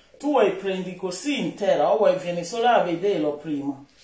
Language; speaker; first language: Italian; non-native, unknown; Bini